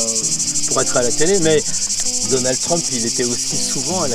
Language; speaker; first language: French; native; French